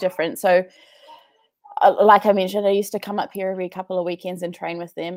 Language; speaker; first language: English; native; English